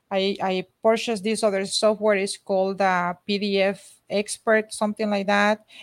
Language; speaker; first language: English; non-native, fluent; Spanish